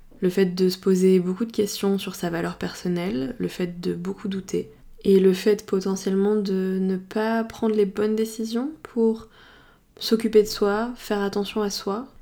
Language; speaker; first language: French; native; French